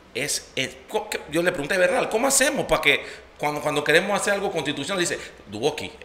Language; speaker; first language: Spanish; native; Spanish